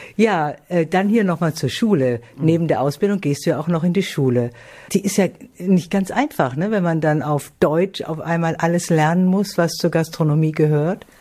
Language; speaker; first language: German; native; German